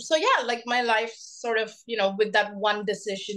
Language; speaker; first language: English; non-native, local second language; Bangla